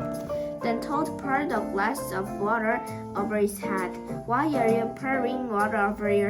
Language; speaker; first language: English; non-native, learner; Korean